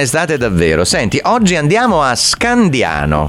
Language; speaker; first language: Italian; native; Italian